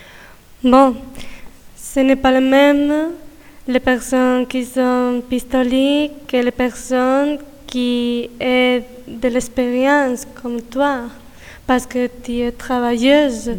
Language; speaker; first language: French; non-native, learner; Spanish